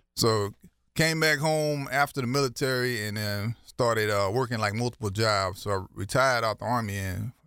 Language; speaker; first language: English; native; English